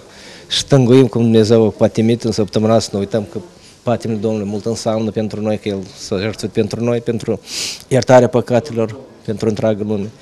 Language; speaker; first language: Romanian; native; Romanian